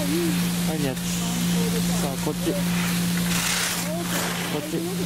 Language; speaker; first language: Japanese; native; Japanese